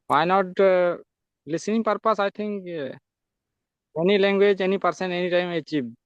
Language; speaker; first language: English; non-native, learner; Santali